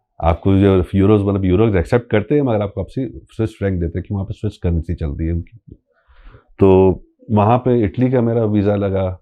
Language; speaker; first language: Urdu; non-native, local second language; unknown